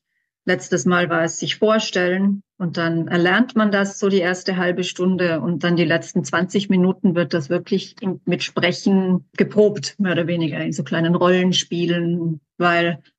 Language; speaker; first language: German; native; German